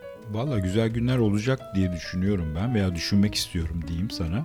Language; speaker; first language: Turkish; native; Turkish